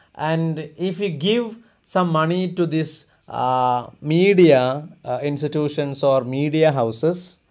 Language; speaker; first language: English; non-native, local second language; Malayalam